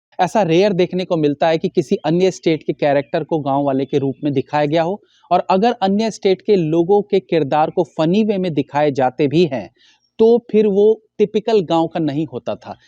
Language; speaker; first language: Hindi; native; Hindi